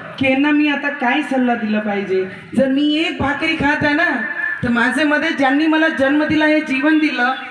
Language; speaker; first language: Marathi; non-native, local second language; Hindi